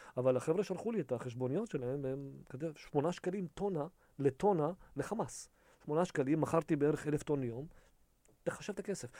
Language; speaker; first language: Hebrew; early bilingual, other home language; Russian